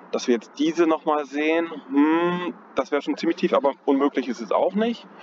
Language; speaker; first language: German; native; German